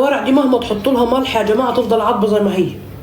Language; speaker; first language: Arabic; native; Arabic